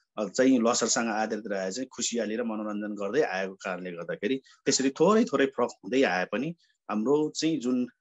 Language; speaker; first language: Nepali; non-native, local second language; Sherpa